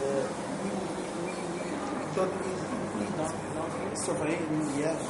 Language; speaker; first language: English; non-native, learner; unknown